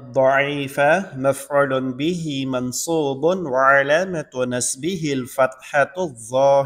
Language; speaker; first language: Arabic; non-native, fluent; Filipino